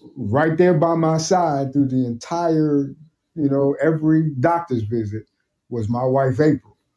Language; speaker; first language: English; native; English